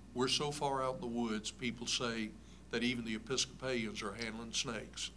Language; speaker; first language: English; native; English